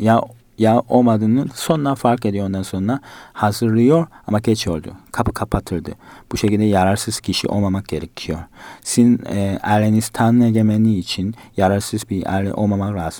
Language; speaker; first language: Turkish; non-native, fluent; Korean